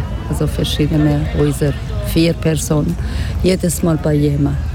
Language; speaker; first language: German; non-native, learner; Persian